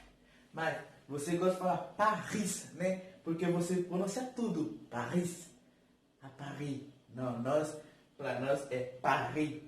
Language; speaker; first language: Portuguese; non-native, fluent; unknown